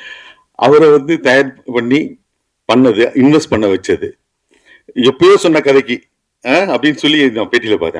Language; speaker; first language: Tamil; native; Tamil